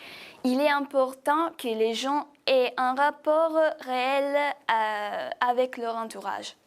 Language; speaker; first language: French; non-native, fluent; Italian